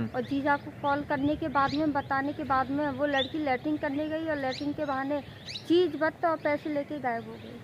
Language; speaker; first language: Hindi; native; Hindi